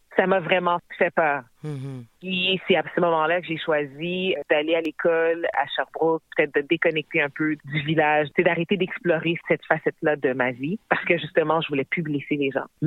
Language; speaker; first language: French; native; French